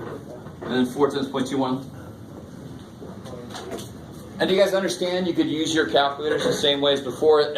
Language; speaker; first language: English; native; English